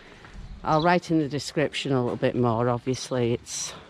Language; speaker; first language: English; native; English